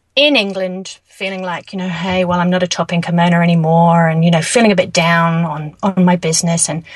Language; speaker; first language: English; native; English